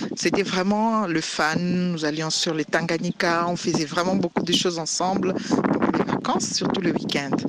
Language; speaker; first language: French; non-native, local second language; Swahili